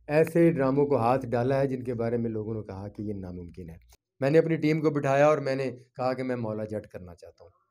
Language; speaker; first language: Urdu; non-native, local second language; Punjabi